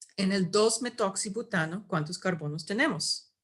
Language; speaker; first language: Spanish; non-native, fluent; English